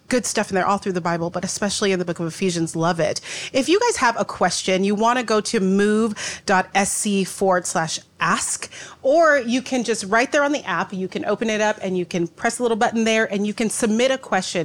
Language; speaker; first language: English; native; English